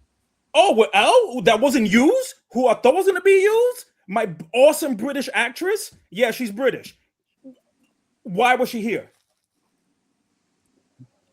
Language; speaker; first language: English; native; English